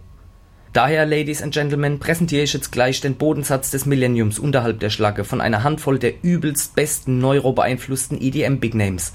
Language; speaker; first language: German; native; German